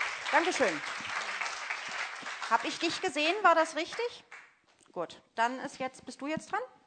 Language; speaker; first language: German; native; German